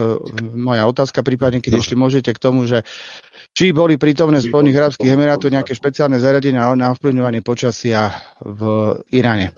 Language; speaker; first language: Slovak; native; Slovak